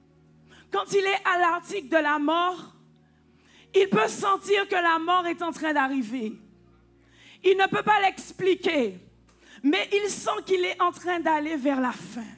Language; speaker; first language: French; native; French